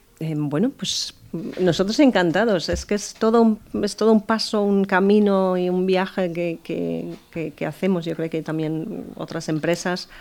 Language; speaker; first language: Spanish; non-native, fluent; German